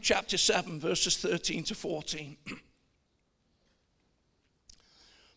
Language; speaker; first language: English; native; English